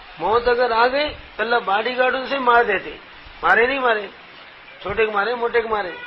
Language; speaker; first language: Urdu; native; Urdu